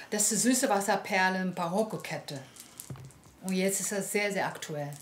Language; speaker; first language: German; non-native, learner; Chinese